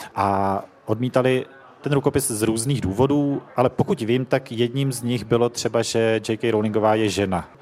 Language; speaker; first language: Czech; native; Czech